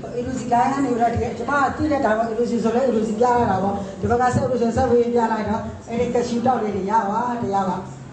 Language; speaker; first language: Burmese; native; Burmese